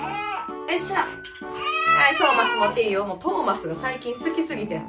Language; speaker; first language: Japanese; native; Japanese